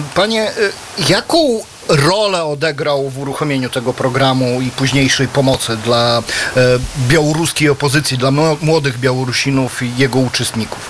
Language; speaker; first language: Polish; native; Polish